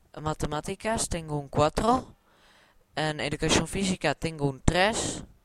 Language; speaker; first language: Spanish; non-native, learner; Dutch